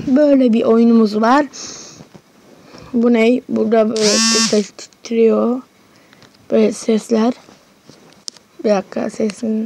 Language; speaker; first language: Turkish; native; Turkish